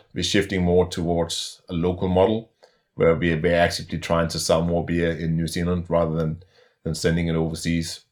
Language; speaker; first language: English; non-native, fluent; Danish